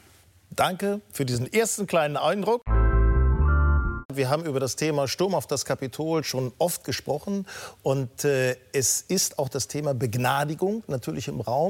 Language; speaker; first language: German; native; German